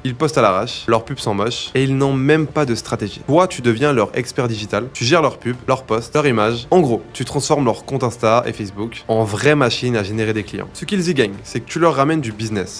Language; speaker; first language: French; native; French